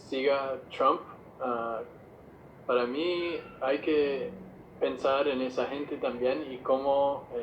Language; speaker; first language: Spanish; non-native, fluent; English